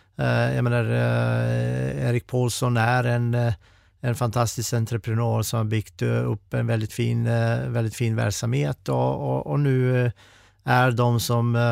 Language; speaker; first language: Swedish; non-native, fluent; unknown